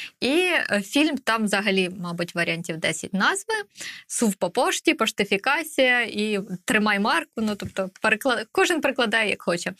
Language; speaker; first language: Ukrainian; native; Ukrainian